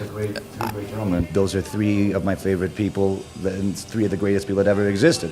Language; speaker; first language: English; native; English